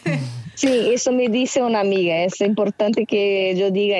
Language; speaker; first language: Spanish; non-native, fluent; Portuguese